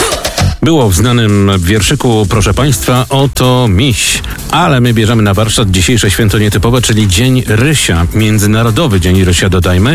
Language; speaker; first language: Polish; native; Polish